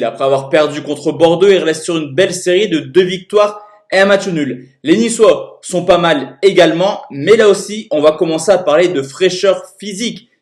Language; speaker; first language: French; native; French